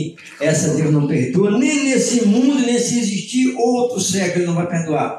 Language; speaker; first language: Portuguese; native; Portuguese